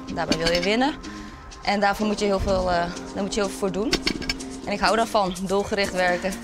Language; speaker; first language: Dutch; native; Dutch